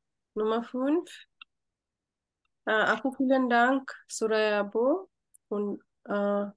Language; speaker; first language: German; non-native, fluent; Bangla